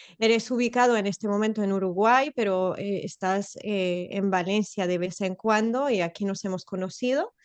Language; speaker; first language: Spanish; non-native, fluent; French